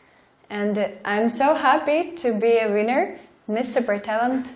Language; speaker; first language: English; non-native, learner; Russian